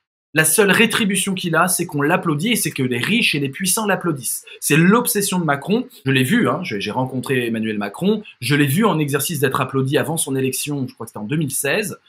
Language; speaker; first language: French; native; French